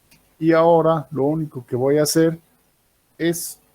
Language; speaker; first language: Spanish; native; Spanish